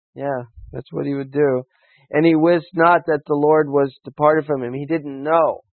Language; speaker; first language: English; native; English